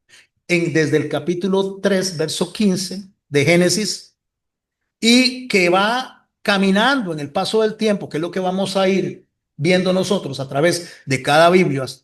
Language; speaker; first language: Spanish; native; Spanish